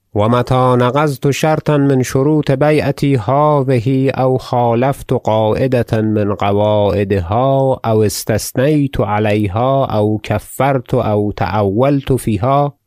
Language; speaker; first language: Arabic; non-native, fluent; Persian